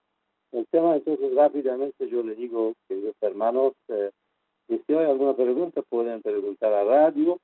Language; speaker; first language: Spanish; non-native, fluent; Persian